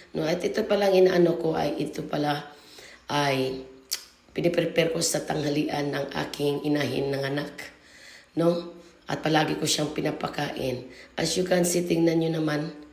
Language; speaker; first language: Filipino; non-native, local second language; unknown